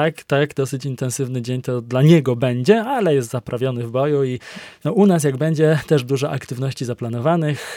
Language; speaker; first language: Polish; native; Polish